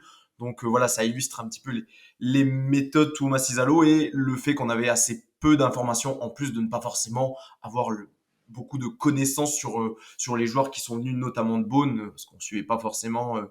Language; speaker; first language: French; native; French